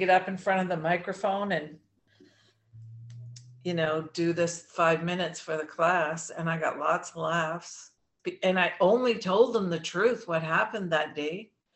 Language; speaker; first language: English; native; English